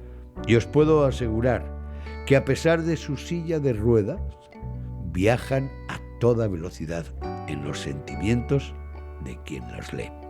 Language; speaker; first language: Spanish; native; Spanish